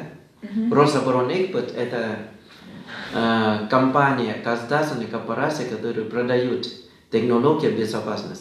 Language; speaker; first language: Russian; non-native, fluent; Thai